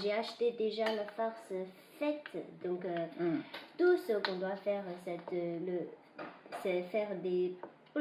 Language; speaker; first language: French; non-native, fluent; Chinese